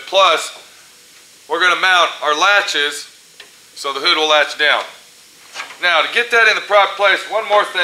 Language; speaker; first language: English; native; English